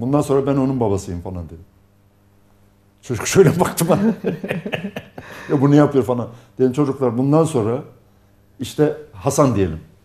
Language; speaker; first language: Turkish; non-native, local second language; Arabic